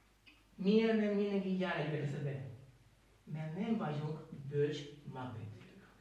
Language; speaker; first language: Hungarian; non-native, learner; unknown